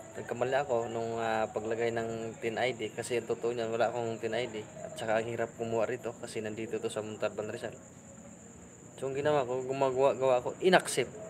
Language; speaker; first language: Filipino; non-native, local second language; Masbatenyo